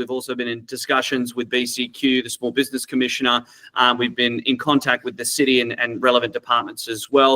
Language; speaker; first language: English; native; English